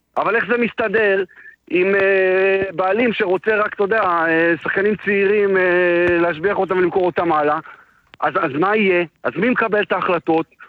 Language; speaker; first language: Hebrew; native; Hebrew